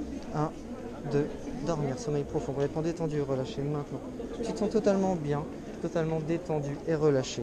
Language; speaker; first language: French; native; French